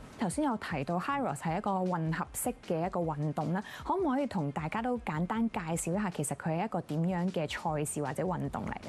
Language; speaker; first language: Cantonese; native; Cantonese